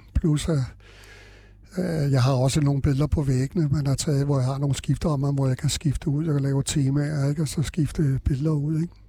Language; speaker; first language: Danish; native; Danish